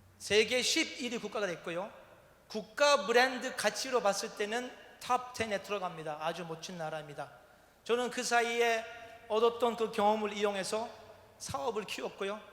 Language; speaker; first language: Korean; non-native, fluent; Turkish